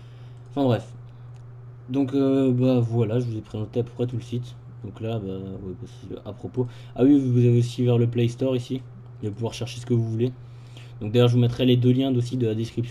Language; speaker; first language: French; native; French